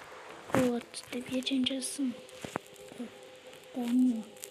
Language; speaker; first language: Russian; non-native, local second language; Kazakh